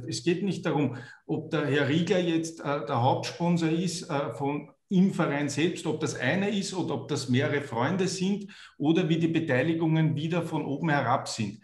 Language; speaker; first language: German; native; German